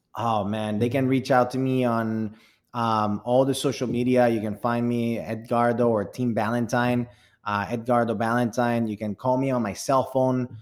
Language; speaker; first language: English; early bilingual, other home language; Spanish